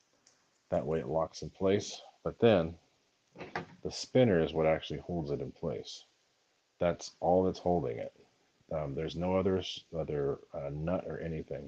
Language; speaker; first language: English; native; English